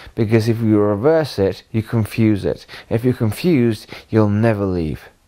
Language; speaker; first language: English; native; English